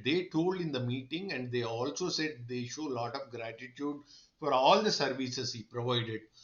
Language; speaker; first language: English; non-native, local second language; Telugu